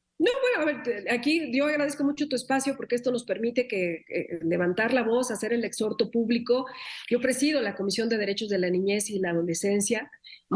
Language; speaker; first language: Spanish; native; Spanish